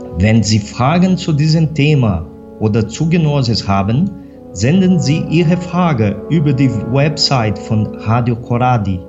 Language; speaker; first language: German; non-native, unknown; Portuguese